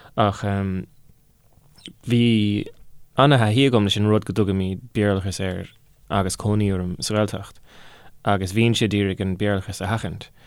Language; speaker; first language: Irish; non-native, local second language; English